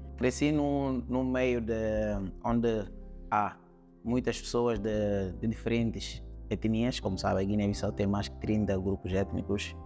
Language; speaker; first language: Portuguese; non-native, local second language; Upper Guinea Crioulo